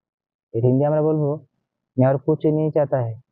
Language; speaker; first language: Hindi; non-native, learner; Bangla